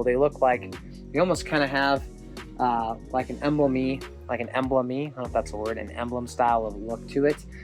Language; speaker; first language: English; native; English